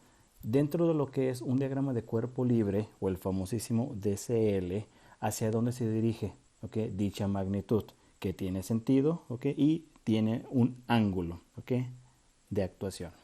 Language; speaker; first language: Spanish; native; Spanish